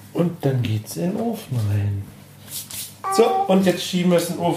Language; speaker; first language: German; native; German